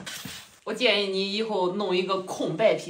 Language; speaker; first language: Chinese; native; Chinese